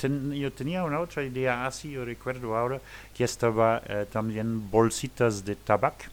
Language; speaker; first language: Spanish; non-native, learner; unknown